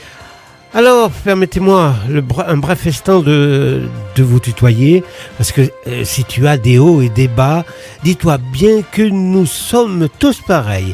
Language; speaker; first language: French; native; French